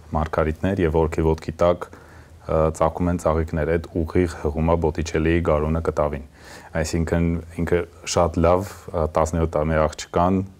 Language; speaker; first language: Armenian; native; Armenian